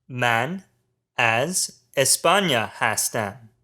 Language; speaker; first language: Persian; non-native, learner; English